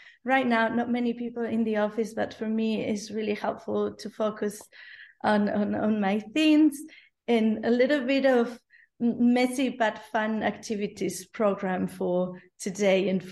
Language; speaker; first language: English; non-native, fluent; Spanish